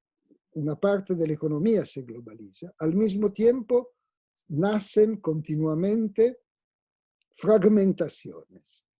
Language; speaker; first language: Spanish; non-native, fluent; Italian